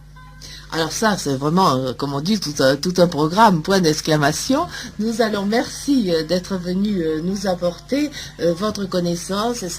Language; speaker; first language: French; native; French